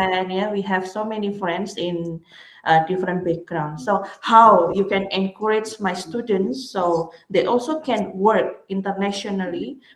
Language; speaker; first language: English; non-native, learner; Indonesian